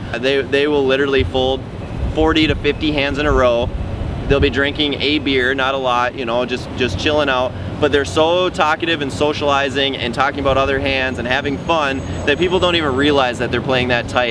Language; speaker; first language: English; native; English